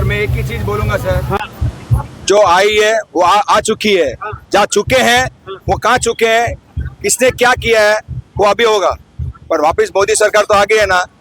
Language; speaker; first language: Hindi; non-native, local second language; Tamil